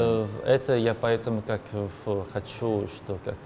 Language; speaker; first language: Russian; non-native, learner; Korean